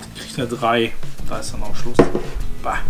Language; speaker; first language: German; native; German